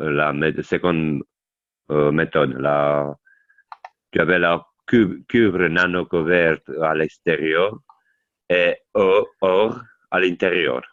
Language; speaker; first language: French; non-native, learner; Italian